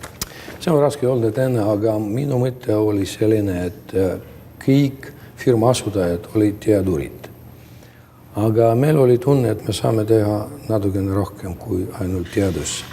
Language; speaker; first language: Estonian; non-native, local second language; Russian